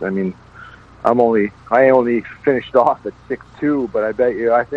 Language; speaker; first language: English; native; English